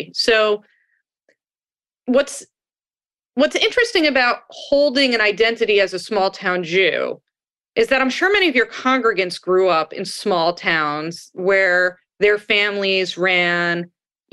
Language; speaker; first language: English; native; English